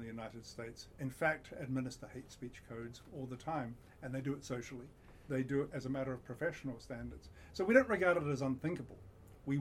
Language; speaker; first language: English; native; English